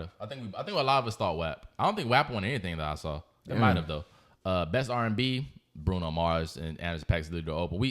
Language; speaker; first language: English; native; English